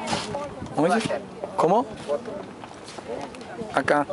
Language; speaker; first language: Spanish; non-native, learner; Portuguese